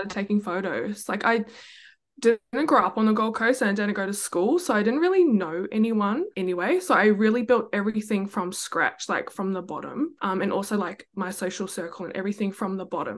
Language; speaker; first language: English; native; English